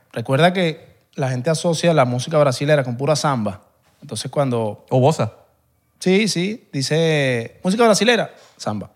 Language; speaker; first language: Spanish; native; Spanish